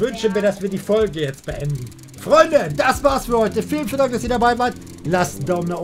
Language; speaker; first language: German; native; German